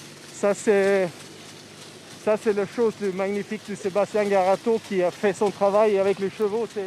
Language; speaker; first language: French; non-native, fluent; Swedish